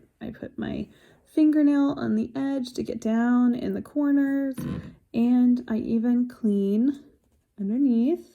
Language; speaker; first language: English; native; English